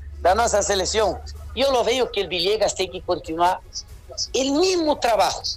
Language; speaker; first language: Spanish; non-native, fluent; Portuguese